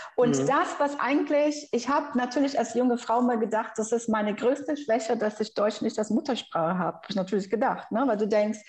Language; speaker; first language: German; non-native, fluent; Portuguese